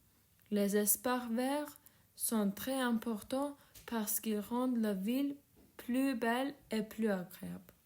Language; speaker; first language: French; non-native, learner; Turkish